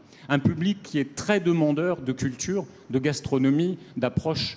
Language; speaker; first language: French; native; French